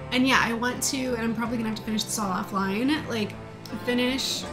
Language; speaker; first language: English; native; English